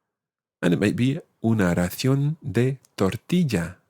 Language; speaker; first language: Spanish; non-native, fluent; English